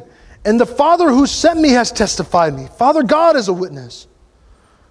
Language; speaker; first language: English; native; English